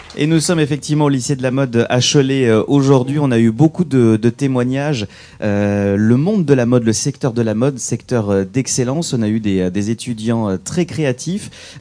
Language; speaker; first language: French; native; French